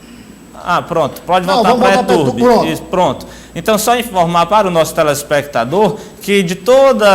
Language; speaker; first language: Portuguese; native; Portuguese